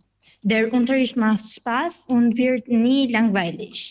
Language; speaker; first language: German; non-native, fluent; Albanian